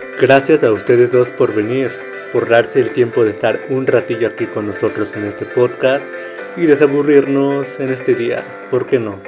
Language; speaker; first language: Spanish; native; Spanish